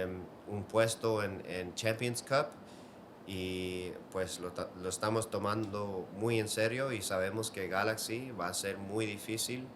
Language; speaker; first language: Spanish; early bilingual, heritage; English